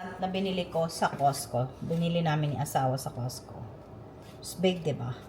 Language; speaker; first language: Filipino; native; Filipino